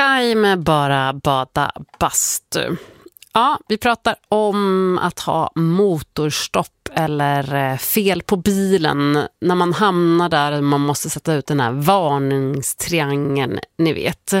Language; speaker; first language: Swedish; native; Swedish